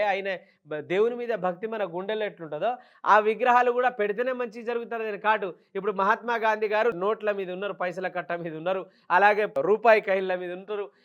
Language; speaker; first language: Telugu; non-native, local second language; Lambadi